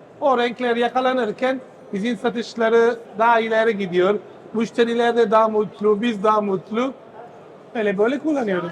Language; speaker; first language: Turkish; non-native, fluent; Italian